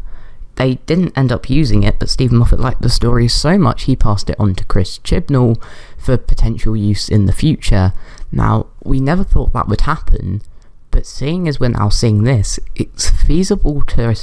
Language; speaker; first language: English; native; English